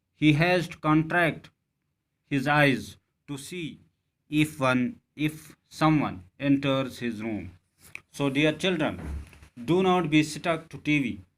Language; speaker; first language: English; non-native, local second language; Urdu